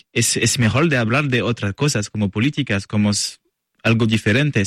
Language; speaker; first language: Spanish; non-native, learner; French